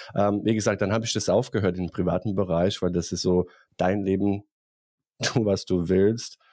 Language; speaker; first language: German; non-native, fluent; Bosnian